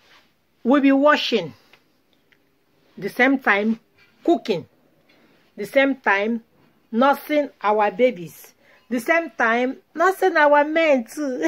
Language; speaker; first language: English; non-native, local second language; Igbo